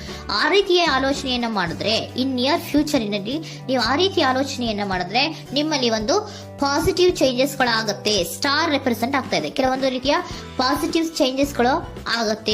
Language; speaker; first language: Kannada; native; Kannada